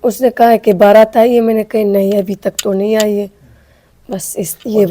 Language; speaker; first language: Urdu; non-native, local second language; Pashto